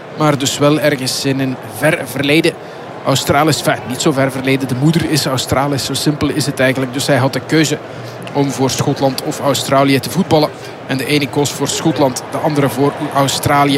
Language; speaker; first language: Dutch; native; Dutch